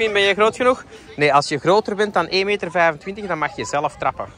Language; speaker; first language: Dutch; native; Dutch